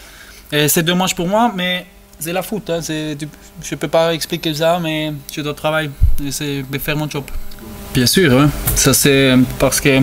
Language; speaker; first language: French; non-native, learner; German